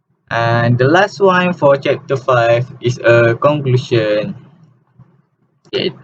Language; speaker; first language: English; non-native, local second language; Malay